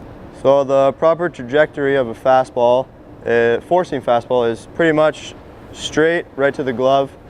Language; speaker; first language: English; native; English